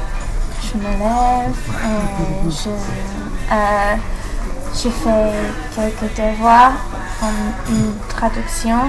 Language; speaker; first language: French; non-native, learner; English